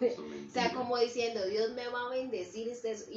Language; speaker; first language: Spanish; native; Spanish